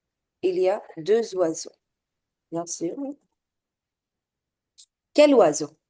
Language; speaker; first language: French; non-native, fluent; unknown